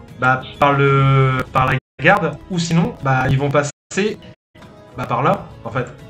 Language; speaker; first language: French; native; French